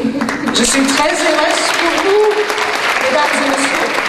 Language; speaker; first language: French; non-native, fluent; Polish